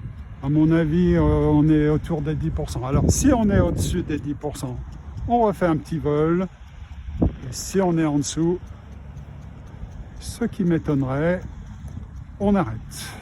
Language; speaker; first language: French; native; French